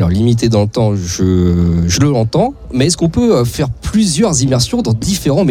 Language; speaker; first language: French; native; French